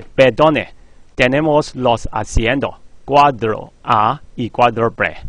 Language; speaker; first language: Spanish; non-native, fluent; Cantonese